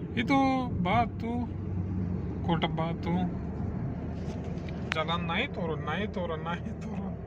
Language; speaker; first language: Indonesian; non-native, learner; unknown